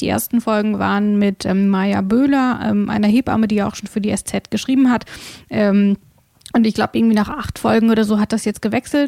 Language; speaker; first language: German; native; German